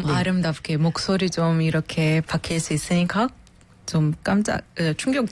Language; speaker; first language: Korean; non-native, fluent; Arabic